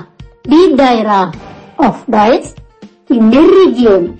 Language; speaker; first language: German; non-native, fluent; Indonesian